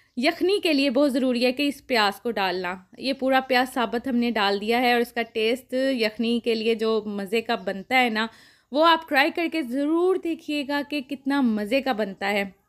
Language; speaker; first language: Urdu; non-native, local second language; Punjabi